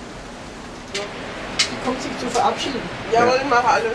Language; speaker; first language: German; native; German